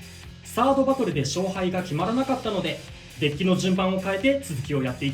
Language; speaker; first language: Japanese; native; Japanese